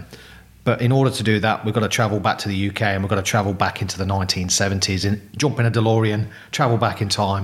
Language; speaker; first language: English; native; English